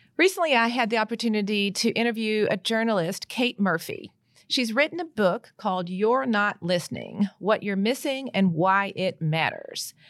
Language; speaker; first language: English; native; English